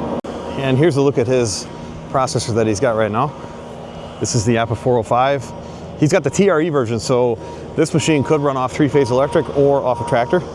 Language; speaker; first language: English; native; English